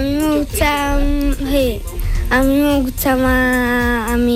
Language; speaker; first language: Spanish; non-native, learner; Arabic